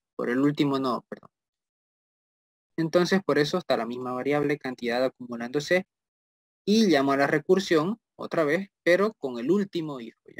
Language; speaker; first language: Spanish; native; Spanish